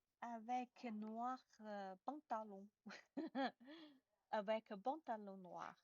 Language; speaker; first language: French; non-native, learner; Chinese